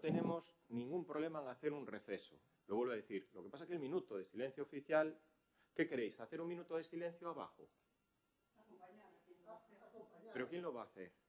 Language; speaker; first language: Spanish; native; Spanish